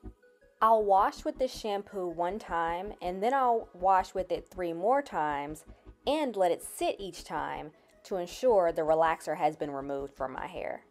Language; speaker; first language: English; native; English